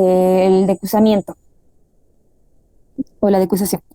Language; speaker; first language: Spanish; native; Spanish